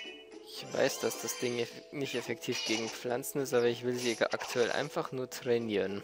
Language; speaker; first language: German; native; German